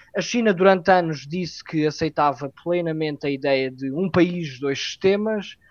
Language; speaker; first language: Portuguese; native; Portuguese